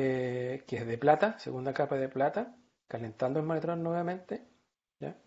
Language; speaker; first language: Spanish; native; Spanish